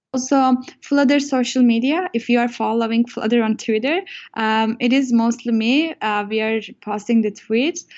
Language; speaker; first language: English; non-native, fluent; Turkish